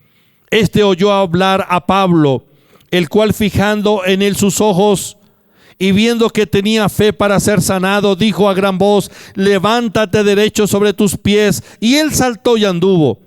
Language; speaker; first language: Spanish; native; Spanish